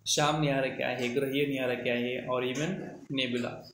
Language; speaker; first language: Hindi; non-native, local second language; Marathi